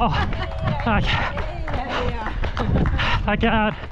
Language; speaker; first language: Swedish; non-native, fluent; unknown